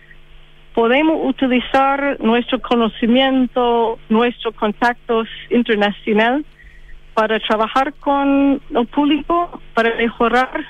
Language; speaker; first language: Spanish; non-native, fluent; English